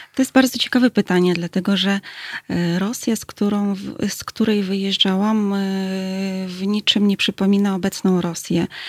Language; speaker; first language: Polish; early bilingual, heritage; Russian